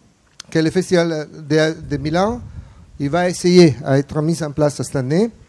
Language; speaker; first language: French; non-native, fluent; Italian